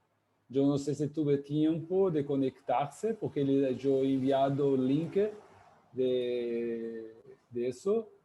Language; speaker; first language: Spanish; non-native, fluent; Portuguese